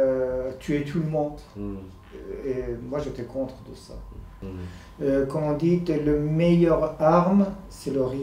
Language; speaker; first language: French; non-native, fluent; Persian